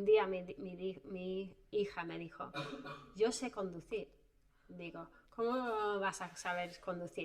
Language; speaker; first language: Spanish; non-native, fluent; English